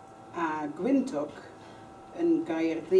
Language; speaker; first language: Welsh; non-native, learner; English